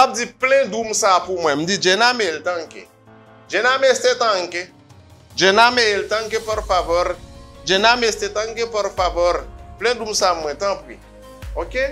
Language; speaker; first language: Spanish; non-native, fluent; Haitian Creole